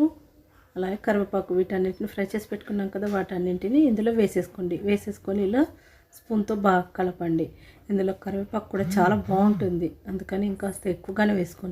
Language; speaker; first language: Telugu; native; Telugu